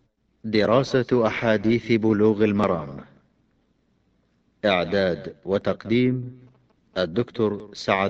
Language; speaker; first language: Arabic; native; Arabic